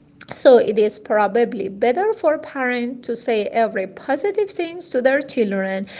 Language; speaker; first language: English; non-native, fluent; Persian